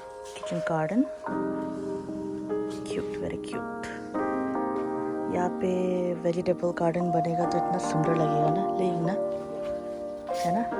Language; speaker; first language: Hindi; non-native, local second language; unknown